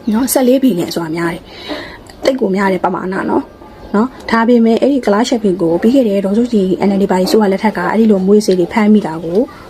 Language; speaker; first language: Burmese; native; Burmese